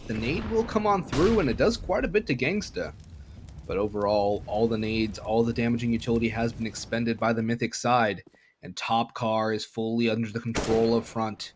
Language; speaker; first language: English; native; English